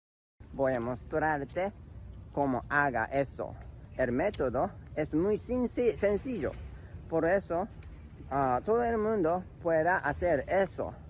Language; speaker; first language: Spanish; non-native, learner; Japanese